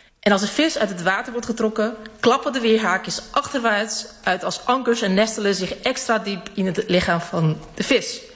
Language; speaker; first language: Dutch; early bilingual, other home language; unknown